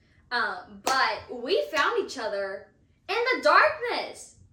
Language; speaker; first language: English; non-native, fluent; Spanish